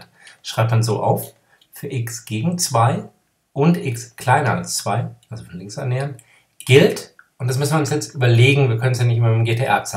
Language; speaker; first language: German; native; German